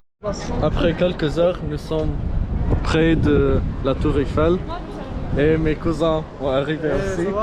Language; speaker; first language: French; non-native, learner; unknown